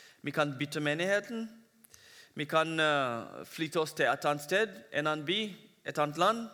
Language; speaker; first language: Norwegian; non-native, fluent; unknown